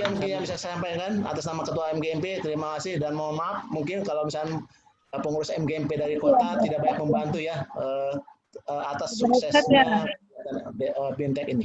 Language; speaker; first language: Indonesian; native; Indonesian